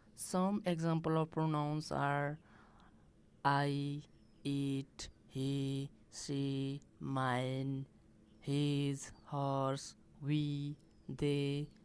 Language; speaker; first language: English; non-native, local second language; Nepali